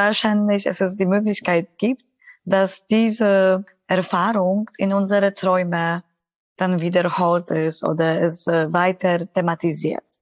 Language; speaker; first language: German; non-native, fluent; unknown